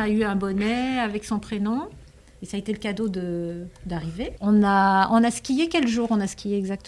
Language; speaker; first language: French; native; French